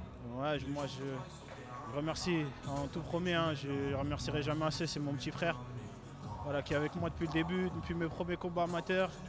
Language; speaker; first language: French; native; French